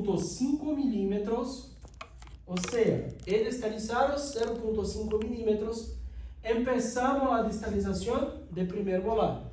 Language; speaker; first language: Spanish; non-native, fluent; Portuguese